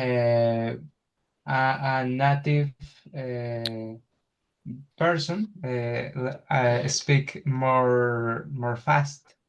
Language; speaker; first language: English; non-native, learner; Spanish